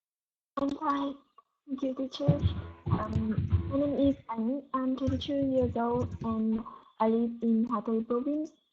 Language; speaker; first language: English; non-native, learner; Vietnamese